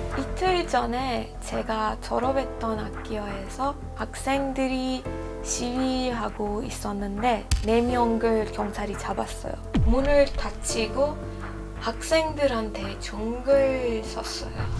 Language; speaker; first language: Korean; non-native, fluent; Persian